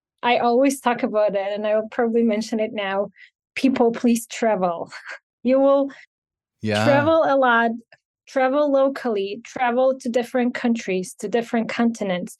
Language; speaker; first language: English; non-native, fluent; Ukrainian